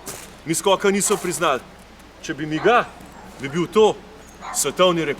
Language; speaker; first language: Slovenian; native; Slovenian